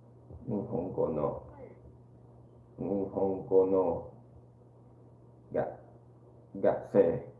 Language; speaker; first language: Japanese; non-native, learner; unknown